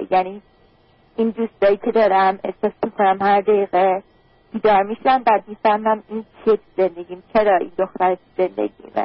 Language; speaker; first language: Persian; early bilingual, heritage; Persian